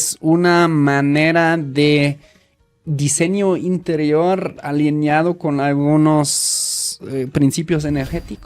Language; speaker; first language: Spanish; native; Spanish